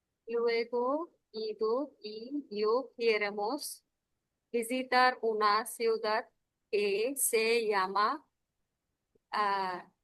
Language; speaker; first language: Spanish; non-native, learner; Bangla